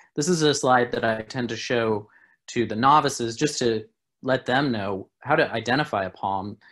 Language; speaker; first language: English; native; English